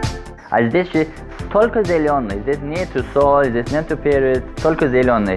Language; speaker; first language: Russian; non-native, learner; Azerbaijani